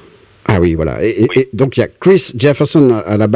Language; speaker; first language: French; native; French